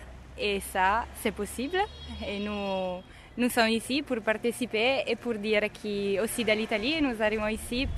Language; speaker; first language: French; non-native, learner; Italian